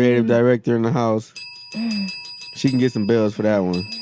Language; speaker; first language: English; native; English